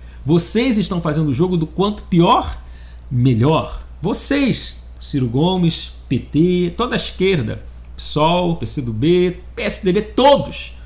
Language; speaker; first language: Portuguese; native; Portuguese